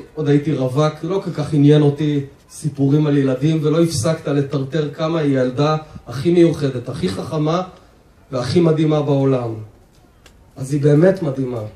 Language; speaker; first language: Hebrew; native; Hebrew